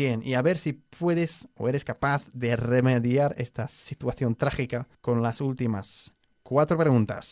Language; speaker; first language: Spanish; non-native, fluent; English